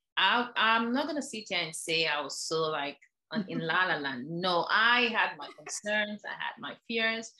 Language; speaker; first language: English; non-native, local second language; Igbo